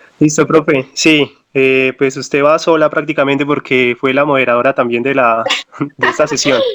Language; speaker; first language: Spanish; native; Spanish